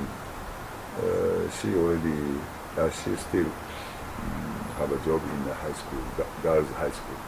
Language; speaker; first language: English; non-native, learner; Japanese